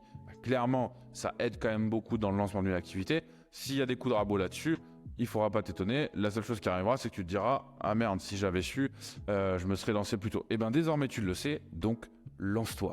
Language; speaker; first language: French; native; French